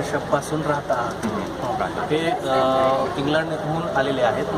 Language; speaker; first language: Marathi; native; Marathi